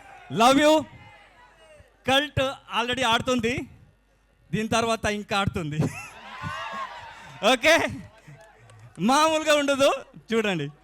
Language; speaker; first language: Telugu; non-native, learner; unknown